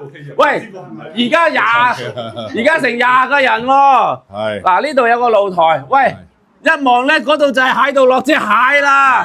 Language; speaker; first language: Cantonese; native; Cantonese